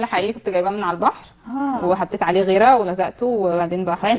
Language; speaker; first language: Arabic; native; Arabic